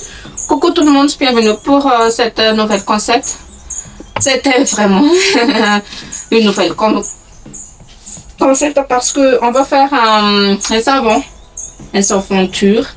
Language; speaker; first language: French; non-native, local second language; Malagasy